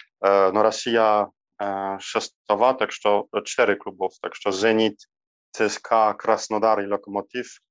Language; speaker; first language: Russian; non-native, learner; Polish